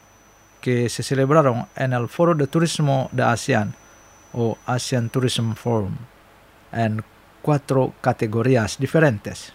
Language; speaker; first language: Spanish; non-native, fluent; Indonesian